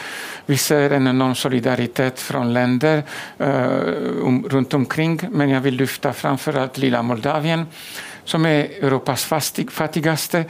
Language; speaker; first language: Swedish; non-native, fluent; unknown